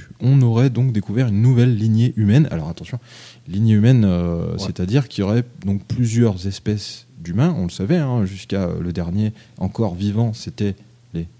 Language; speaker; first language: French; native; French